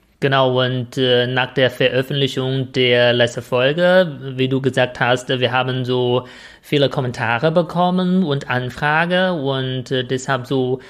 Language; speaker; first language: German; non-native, fluent; Chinese